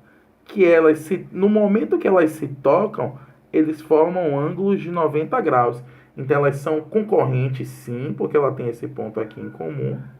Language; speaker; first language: Portuguese; native; Portuguese